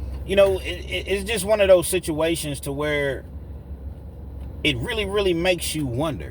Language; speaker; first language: English; native; English